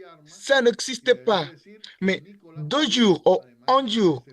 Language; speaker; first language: French; non-native, learner; Spanish